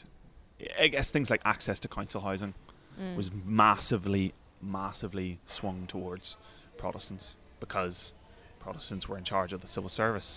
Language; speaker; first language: English; native; English